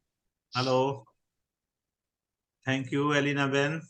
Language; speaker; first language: English; non-native, learner; Gujarati